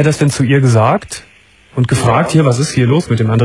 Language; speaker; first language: German; native; German